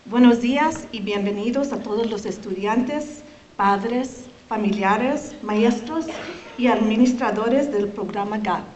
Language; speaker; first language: Spanish; early bilingual, heritage; Spanish